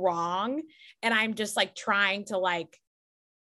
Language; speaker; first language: English; native; English